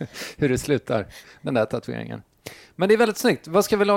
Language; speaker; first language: Swedish; native; Swedish